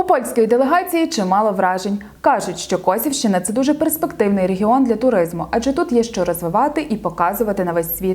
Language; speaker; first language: Ukrainian; native; Ukrainian